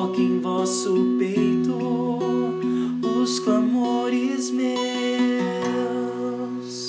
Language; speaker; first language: Portuguese; native; Portuguese